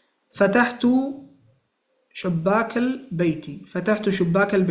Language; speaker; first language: Arabic; non-native, fluent; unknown